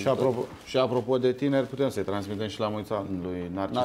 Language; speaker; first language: Romanian; native; Romanian